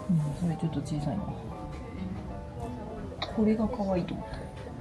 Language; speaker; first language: Japanese; native; Japanese